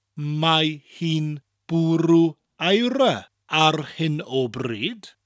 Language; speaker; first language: Welsh; non-native, fluent; English